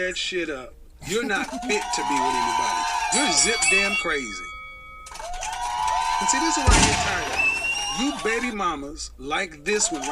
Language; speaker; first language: English; native; English